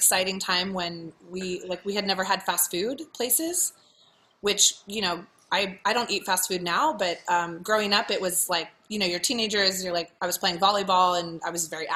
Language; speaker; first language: English; native; English